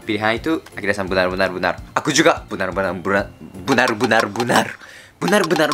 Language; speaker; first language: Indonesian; non-native, fluent; Japanese